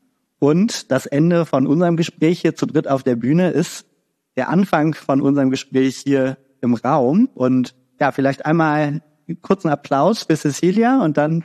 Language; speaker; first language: German; native; German